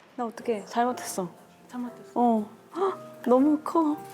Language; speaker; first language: Korean; non-native, fluent; Italian